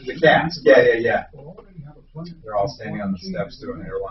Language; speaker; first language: English; native; English